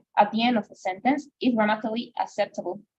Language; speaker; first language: English; non-native, fluent; Spanish